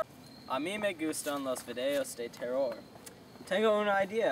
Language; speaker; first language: Spanish; non-native, learner; English